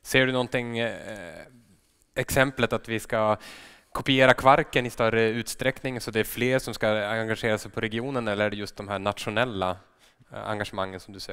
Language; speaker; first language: Swedish; native; Swedish